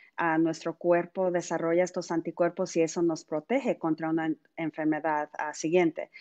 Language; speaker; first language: Spanish; early bilingual, heritage; Spanish